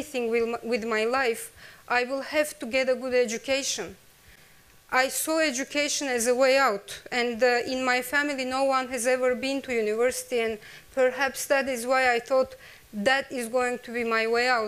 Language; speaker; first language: English; non-native, fluent; Turkish